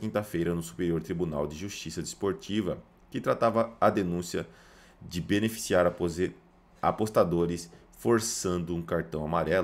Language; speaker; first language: Portuguese; native; Portuguese